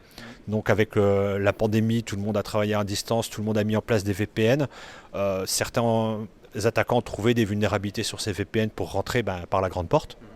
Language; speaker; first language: French; native; French